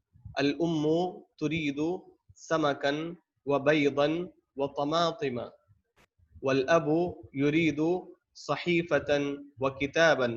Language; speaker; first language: Arabic; non-native, fluent; Urdu